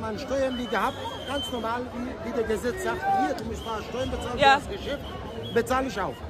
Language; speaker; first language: German; non-native, fluent; Turkish